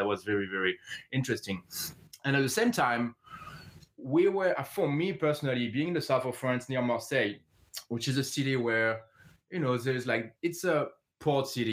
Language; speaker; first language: English; non-native, fluent; French